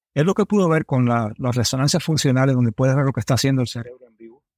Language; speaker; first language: Spanish; early bilingual, heritage; Spanish